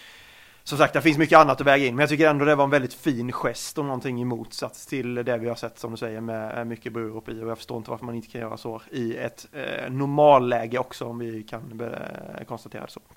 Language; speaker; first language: Swedish; native; Swedish